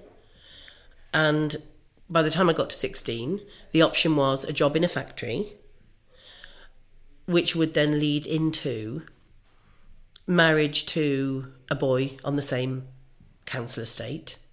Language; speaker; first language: English; native; English